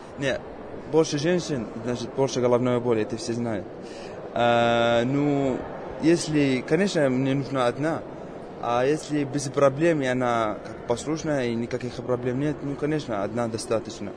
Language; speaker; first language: Russian; non-native, fluent; Arabic